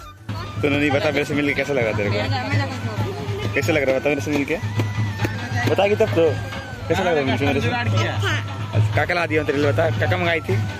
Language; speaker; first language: Hindi; native; Hindi